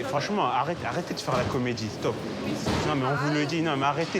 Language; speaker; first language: French; native; French